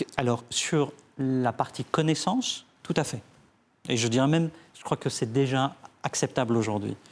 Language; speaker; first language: French; early bilingual, other home language; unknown